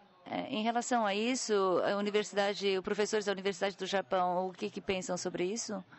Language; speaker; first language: Portuguese; non-native, learner; Japanese